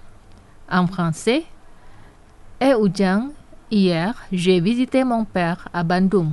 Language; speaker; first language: French; non-native, fluent; Indonesian